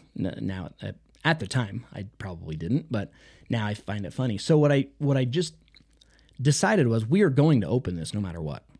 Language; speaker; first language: English; native; English